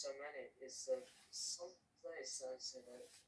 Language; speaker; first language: English; non-native, learner; Korean